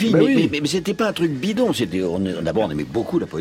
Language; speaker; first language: French; native; French